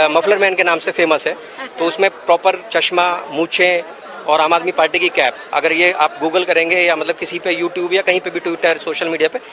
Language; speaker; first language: Hindi; native; Hindi